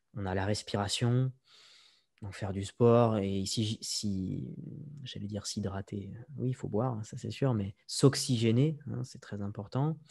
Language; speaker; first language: French; native; French